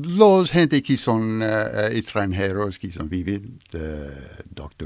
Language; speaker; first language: Spanish; non-native, learner; French